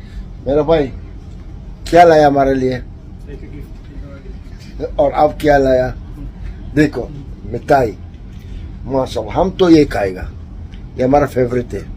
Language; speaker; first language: Hindi; non-native, learner; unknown